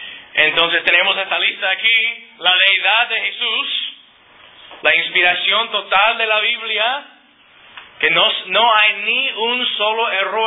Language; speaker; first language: Spanish; non-native, fluent; English